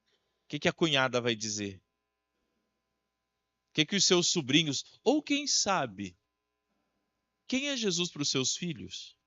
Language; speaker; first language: Portuguese; native; Portuguese